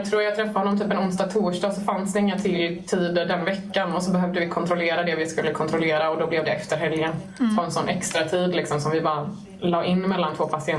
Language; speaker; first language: Swedish; native; Swedish